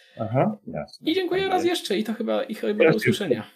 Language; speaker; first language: Polish; native; Polish